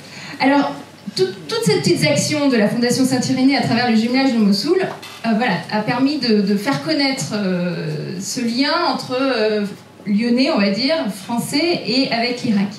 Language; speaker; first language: French; native; French